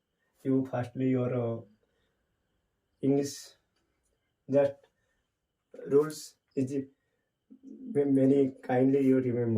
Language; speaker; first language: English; non-native, learner; Hindi